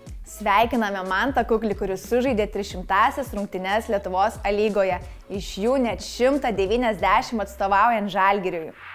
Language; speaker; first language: Lithuanian; native; Lithuanian